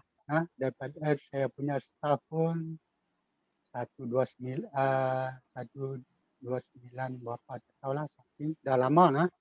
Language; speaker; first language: Malay; native; Malay